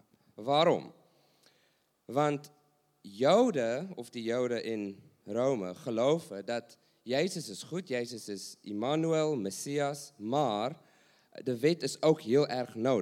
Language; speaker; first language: Dutch; non-native, learner; English